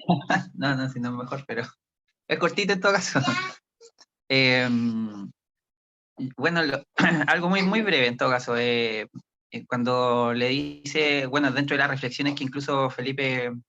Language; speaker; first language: Spanish; native; Spanish